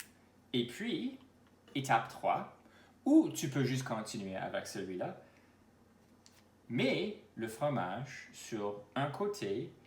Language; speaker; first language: French; non-native, local second language; English